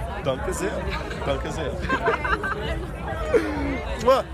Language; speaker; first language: German; non-native, fluent; Portuguese